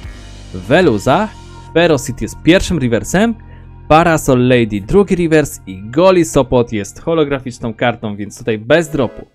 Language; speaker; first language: Polish; native; Polish